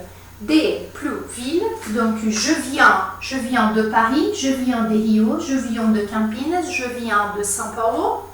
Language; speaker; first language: French; non-native, fluent; Portuguese